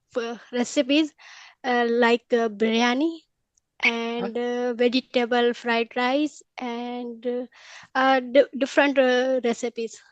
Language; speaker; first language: English; non-native, learner; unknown